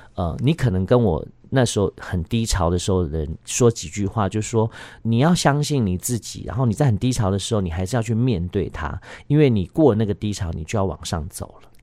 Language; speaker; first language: Chinese; non-native, local second language; Hakka Chinese